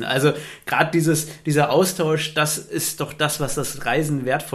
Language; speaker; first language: German; native; German